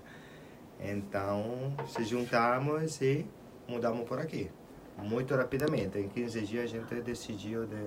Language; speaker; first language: Portuguese; non-native, fluent; Italian